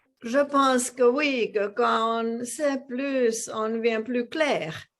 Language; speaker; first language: French; non-native, fluent; Portuguese